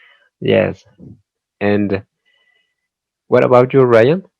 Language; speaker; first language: English; non-native, learner; Spanish